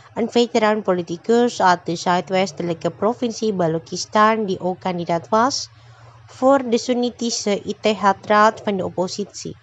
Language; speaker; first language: Dutch; non-native, fluent; Indonesian